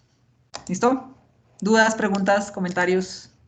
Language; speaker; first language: Spanish; native; Spanish